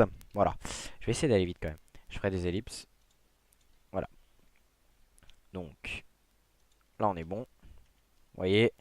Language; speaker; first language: French; native; French